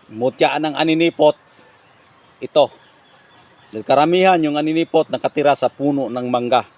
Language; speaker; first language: Filipino; non-native, local second language; Cebuano